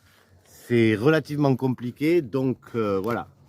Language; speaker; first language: French; native; French